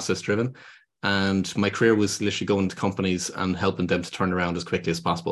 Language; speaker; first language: English; native; English